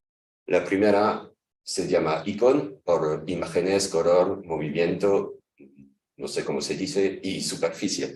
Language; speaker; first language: Spanish; non-native, fluent; French